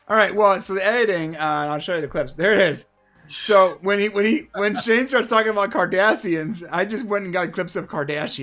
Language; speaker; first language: English; native; English